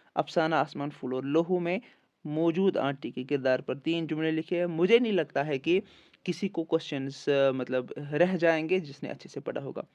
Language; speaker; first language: Urdu; non-native, local second language; Kashmiri